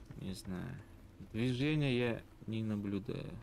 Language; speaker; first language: Russian; native; Russian